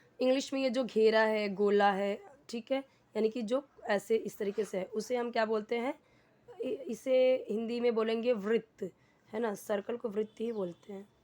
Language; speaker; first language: Hindi; native; Hindi